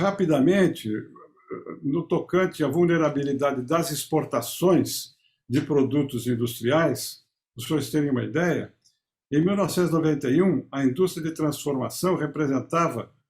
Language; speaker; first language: Portuguese; native; Portuguese